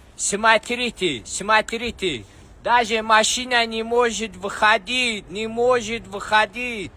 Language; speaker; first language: Russian; non-native, learner; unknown